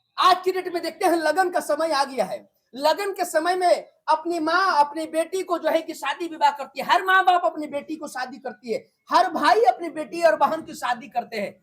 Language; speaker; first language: Hindi; native; Hindi